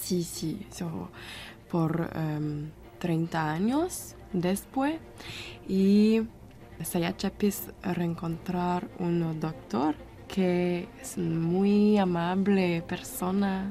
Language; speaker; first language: Spanish; non-native, learner; French